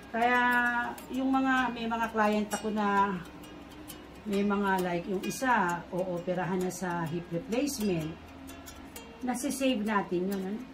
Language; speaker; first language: Filipino; native; Filipino